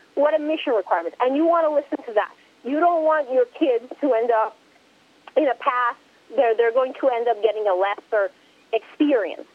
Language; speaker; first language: English; early bilingual, other home language; Spanish